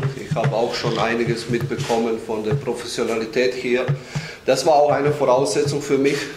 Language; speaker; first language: German; non-native, fluent; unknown